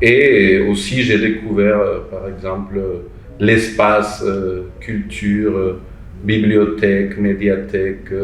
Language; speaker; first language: French; non-native, fluent; Spanish